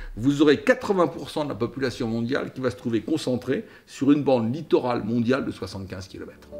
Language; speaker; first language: French; native; French